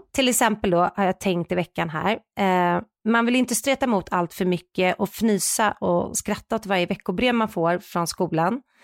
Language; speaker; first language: Swedish; native; Swedish